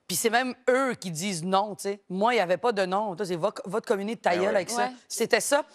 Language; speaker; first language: French; native; French